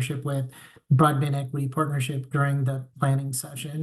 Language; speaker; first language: English; native; English